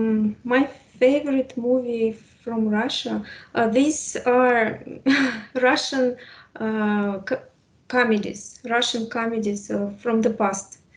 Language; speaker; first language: English; non-native, fluent; Russian